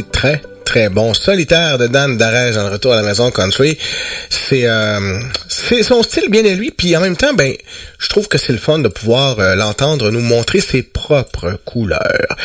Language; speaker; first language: French; native; French